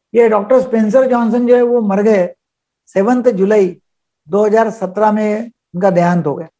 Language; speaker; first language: Hindi; non-native, local second language; Marathi